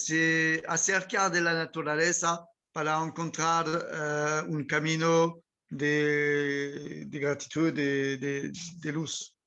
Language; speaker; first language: Spanish; non-native, learner; French